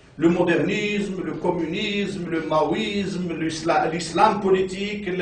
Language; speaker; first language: French; non-native, local second language; Arabic